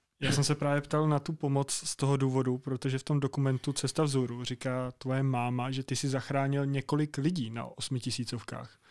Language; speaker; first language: Czech; native; Czech